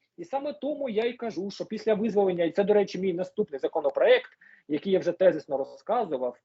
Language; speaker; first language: Ukrainian; non-native, local second language; Russian